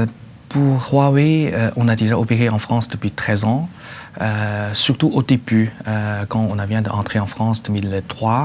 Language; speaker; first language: French; non-native, learner; Chinese